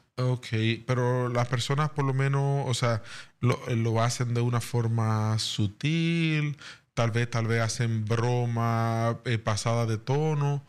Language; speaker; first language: Spanish; native; Spanish